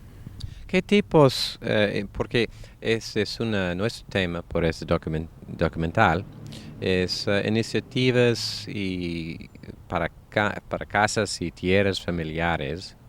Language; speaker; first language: Spanish; non-native, learner; English